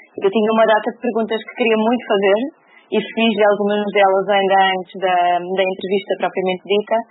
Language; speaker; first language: Portuguese; native; Portuguese